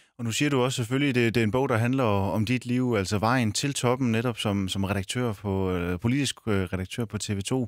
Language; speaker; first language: Danish; native; Danish